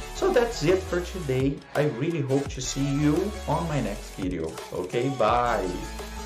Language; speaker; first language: English; non-native, fluent; Portuguese